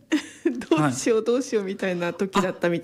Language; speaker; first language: Japanese; native; Japanese